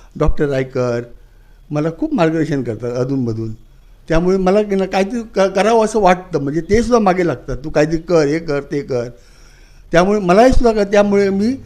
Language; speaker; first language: Marathi; native; Marathi